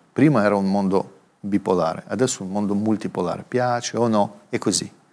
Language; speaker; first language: Italian; non-native, fluent; Russian